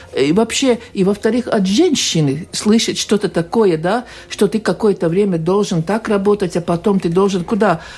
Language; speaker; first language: Russian; non-native, local second language; Latvian